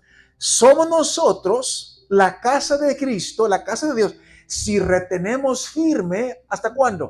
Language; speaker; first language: Spanish; native; Spanish